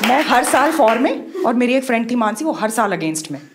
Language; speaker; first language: Hindi; native; Hindi